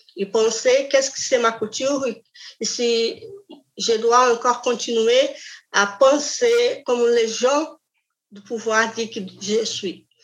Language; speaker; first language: French; non-native, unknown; Portuguese